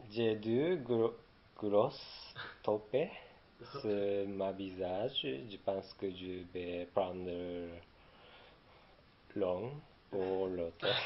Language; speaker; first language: French; non-native, learner; Japanese